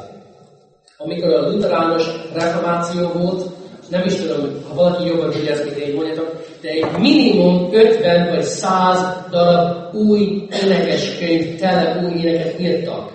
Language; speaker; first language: Hungarian; non-native, fluent; English